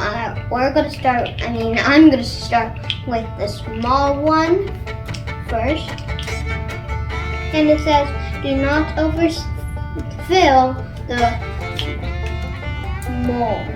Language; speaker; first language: English; native; English